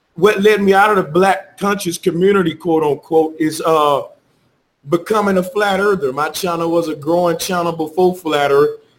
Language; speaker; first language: English; native; English